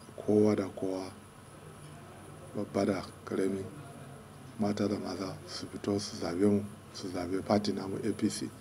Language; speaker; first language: Hausa; non-native, local second language; Kanuri